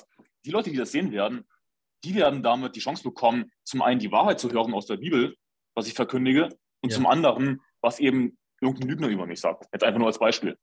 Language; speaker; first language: German; native; German